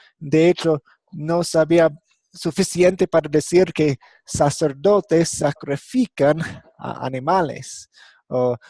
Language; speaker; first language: Spanish; non-native, fluent; English